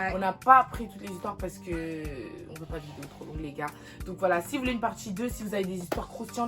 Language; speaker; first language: French; native; French